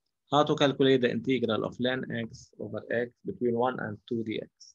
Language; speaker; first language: English; non-native, local second language; Arabic